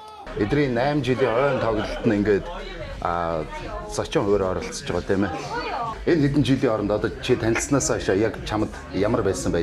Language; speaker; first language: Mongolian; native; Mongolian